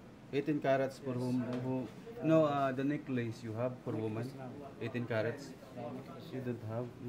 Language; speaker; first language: English; non-native, learner; Filipino